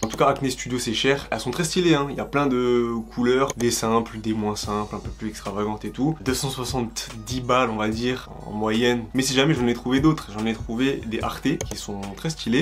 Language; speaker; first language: French; native; French